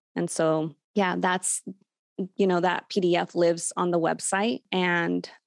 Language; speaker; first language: English; native; English